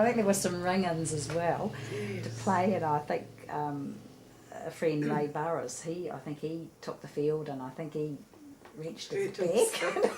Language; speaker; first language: English; native; English